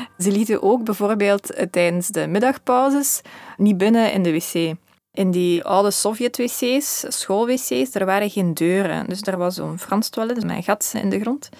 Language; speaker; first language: Dutch; early bilingual, other home language; Russian